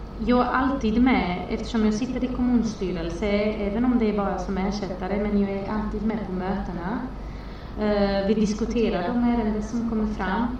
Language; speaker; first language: Swedish; non-native, fluent; Romanian